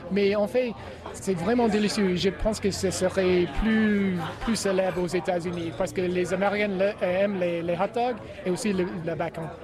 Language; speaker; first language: French; non-native, learner; English